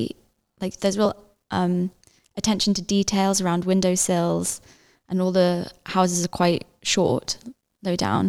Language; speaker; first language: English; native; English